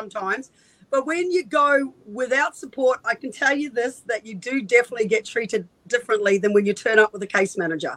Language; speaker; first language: English; native; English